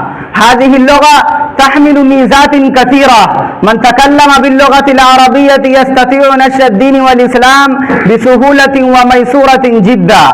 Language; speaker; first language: Arabic; non-native, fluent; Urdu